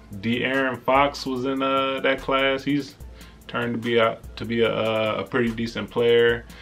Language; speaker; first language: English; native; English